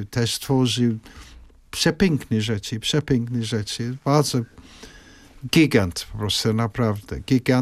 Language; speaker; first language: Polish; non-native, fluent; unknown